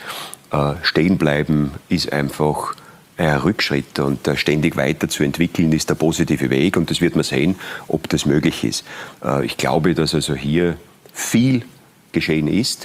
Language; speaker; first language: German; native; German